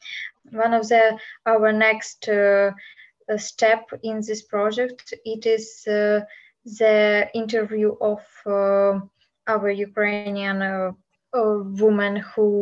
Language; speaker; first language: English; non-native, learner; Ukrainian